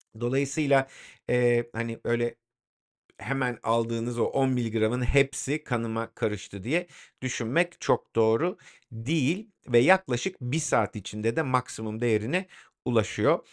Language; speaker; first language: Turkish; native; Turkish